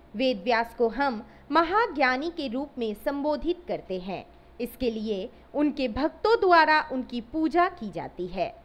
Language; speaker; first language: Hindi; non-native, local second language; Assamese